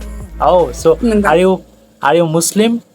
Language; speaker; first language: English; non-native, learner; Bangla